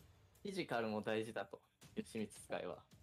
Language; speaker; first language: Japanese; native; Japanese